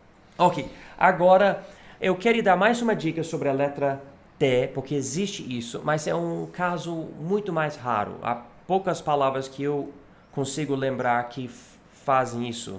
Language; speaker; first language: Portuguese; non-native, fluent; English